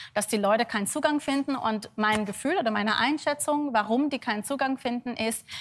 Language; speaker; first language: German; non-native, fluent; Yiddish